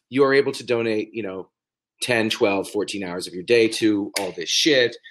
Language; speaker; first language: English; native; English